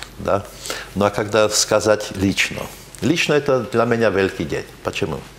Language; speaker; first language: Russian; non-native, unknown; Slovak